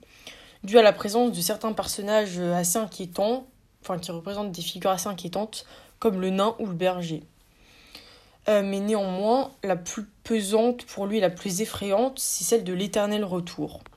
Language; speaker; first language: French; native; French